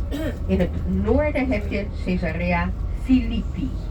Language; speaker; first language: Dutch; non-native, fluent; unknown